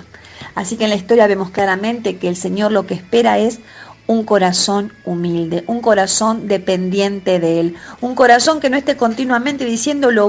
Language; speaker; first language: Spanish; native; Spanish